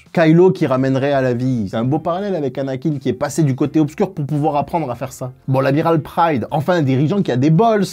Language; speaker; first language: French; native; French